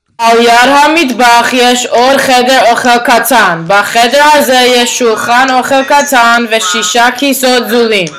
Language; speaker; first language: Hebrew; non-native, learner; English